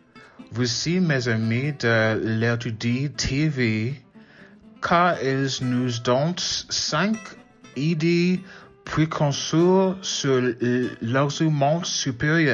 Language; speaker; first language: French; non-native, learner; English